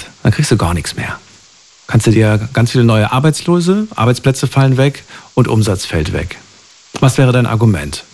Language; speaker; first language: German; native; German